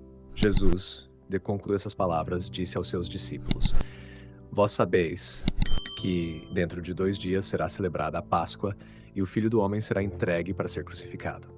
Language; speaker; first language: Portuguese; native; Portuguese